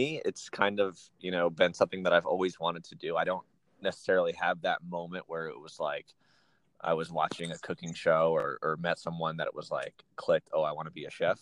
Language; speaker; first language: English; native; English